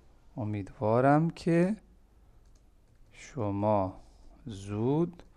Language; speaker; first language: Persian; non-native, fluent; Urdu